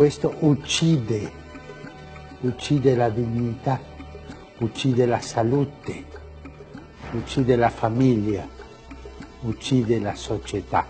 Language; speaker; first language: Italian; non-native, fluent; Spanish